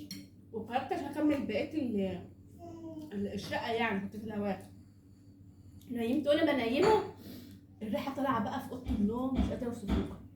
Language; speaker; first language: Arabic; native; Arabic